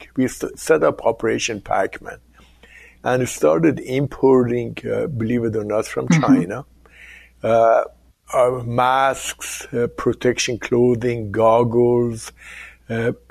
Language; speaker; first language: English; non-native, fluent; Persian